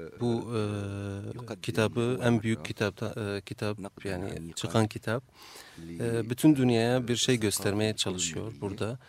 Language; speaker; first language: Turkish; non-native, fluent; Arabic